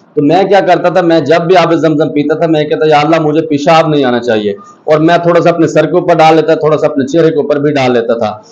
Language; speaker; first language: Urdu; non-native, local second language; Pashto